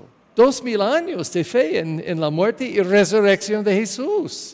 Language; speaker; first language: Spanish; non-native, learner; English